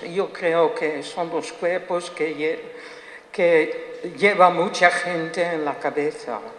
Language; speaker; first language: Spanish; non-native, fluent; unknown